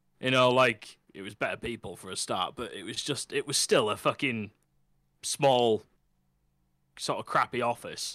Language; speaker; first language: English; native; English